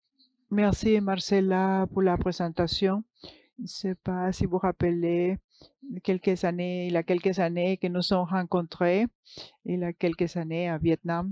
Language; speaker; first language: French; non-native, fluent; English